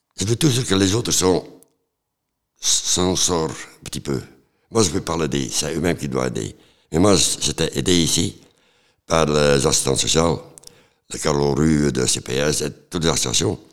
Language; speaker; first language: French; non-native, local second language; Dutch